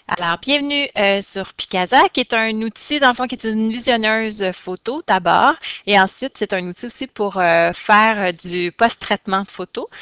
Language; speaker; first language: French; native; French